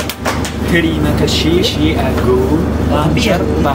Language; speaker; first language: Indonesian; non-native, fluent; Japanese